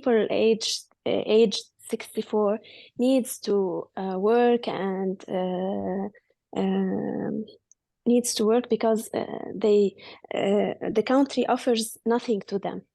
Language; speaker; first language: English; non-native, fluent; Arabic